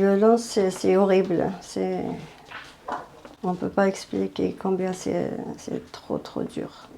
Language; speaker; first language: French; non-native, fluent; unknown